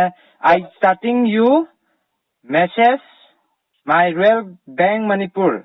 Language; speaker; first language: English; non-native, learner; Manipuri